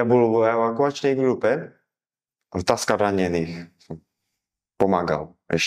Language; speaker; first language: Russian; non-native, learner; Slovak